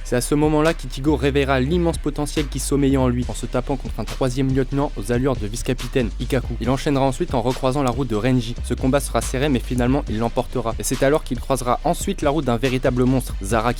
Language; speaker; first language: French; native; French